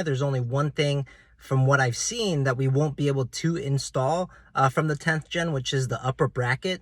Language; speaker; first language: English; native; English